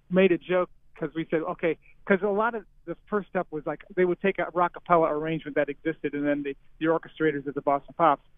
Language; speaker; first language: English; native; English